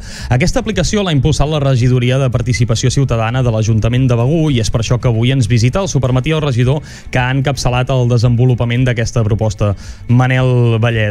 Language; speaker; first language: Catalan; native; Catalan